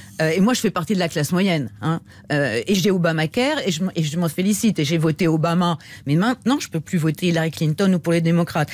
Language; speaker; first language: French; native; French